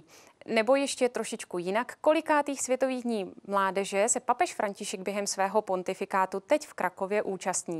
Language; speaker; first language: Czech; native; Czech